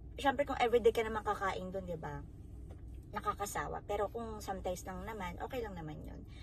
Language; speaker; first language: Filipino; native; Filipino